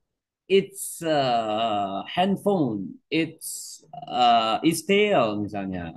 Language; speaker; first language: English; non-native, learner; Indonesian